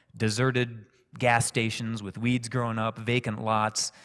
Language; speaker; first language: English; native; English